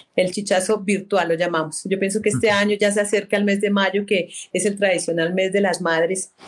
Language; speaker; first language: Spanish; native; Spanish